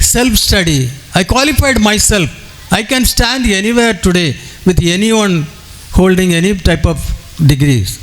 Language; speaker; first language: English; non-native, local second language; Tamil